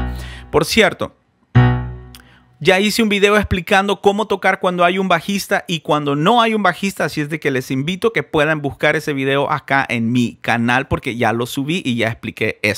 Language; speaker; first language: Spanish; native; Spanish